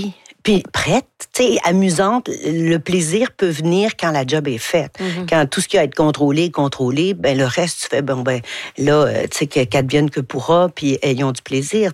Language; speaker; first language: French; native; French